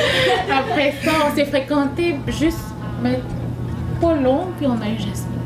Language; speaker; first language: French; non-native, local second language; Innu-aimun